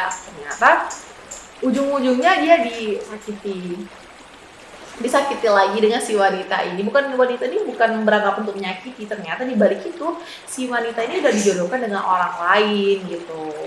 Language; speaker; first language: Indonesian; native; Indonesian